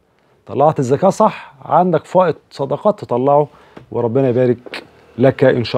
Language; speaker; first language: Arabic; native; Arabic